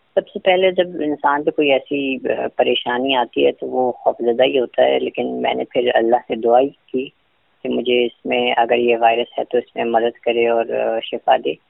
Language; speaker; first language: Urdu; native; Urdu